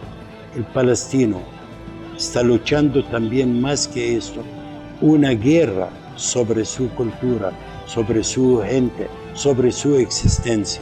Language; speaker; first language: Spanish; non-native, fluent; Arabic